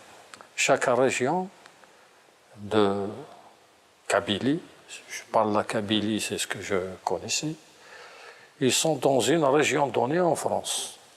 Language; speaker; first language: French; non-native, local second language; Kabyle